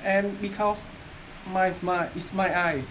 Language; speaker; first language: English; non-native, learner; Vietnamese